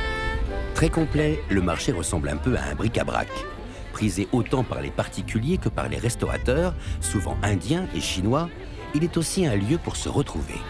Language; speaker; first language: French; native; French